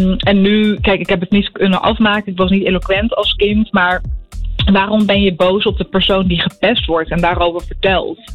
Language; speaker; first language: Dutch; early bilingual, other home language; Arabic